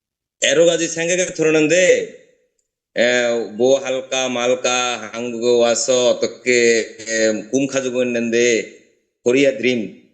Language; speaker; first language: Korean; non-native, learner; Bangla